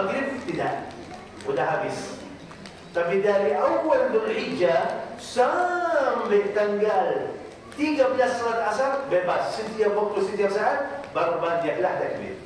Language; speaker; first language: Malay; non-native, fluent; Arabic